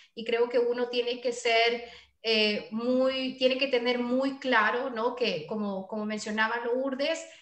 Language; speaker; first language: Spanish; native; Spanish